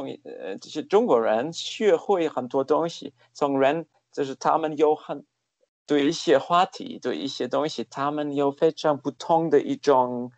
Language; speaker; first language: Chinese; non-native, fluent; German